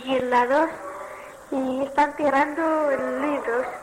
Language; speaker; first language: Spanish; non-native, learner; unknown